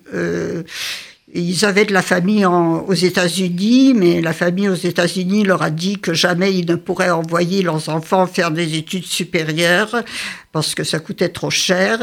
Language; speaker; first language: French; early bilingual, other home language; Yiddish